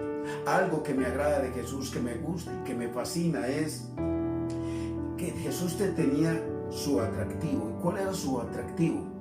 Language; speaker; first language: Spanish; native; Spanish